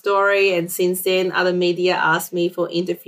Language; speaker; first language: English; non-native, local second language; Cantonese